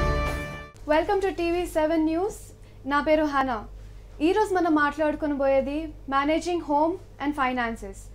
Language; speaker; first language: Telugu; native; Telugu